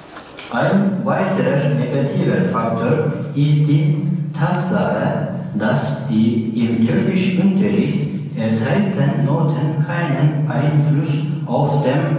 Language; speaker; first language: German; non-native, learner; Turkish